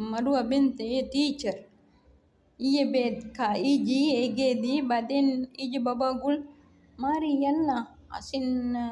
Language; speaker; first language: Arabic; non-native, learner; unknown